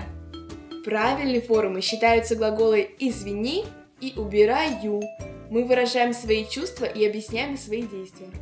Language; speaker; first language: Russian; native; Russian